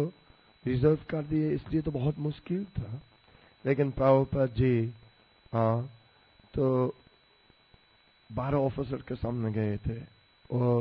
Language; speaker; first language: Hindi; non-native, fluent; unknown